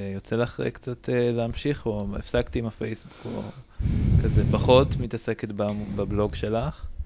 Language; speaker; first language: Hebrew; native; Hebrew